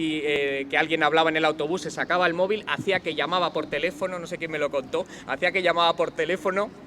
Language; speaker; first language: Spanish; native; Spanish